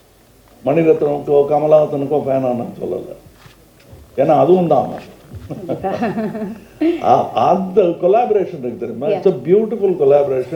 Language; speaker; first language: Tamil; native; Tamil